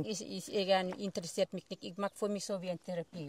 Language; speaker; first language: German; non-native, fluent; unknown